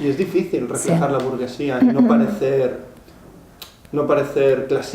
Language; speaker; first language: Spanish; native; Spanish